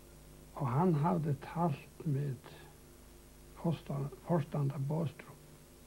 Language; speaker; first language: Danish; non-native, local second language; Faroese